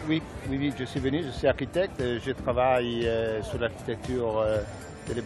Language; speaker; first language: French; non-native, fluent; Spanish